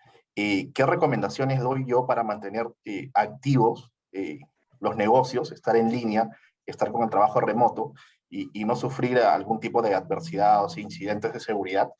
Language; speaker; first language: Spanish; native; Spanish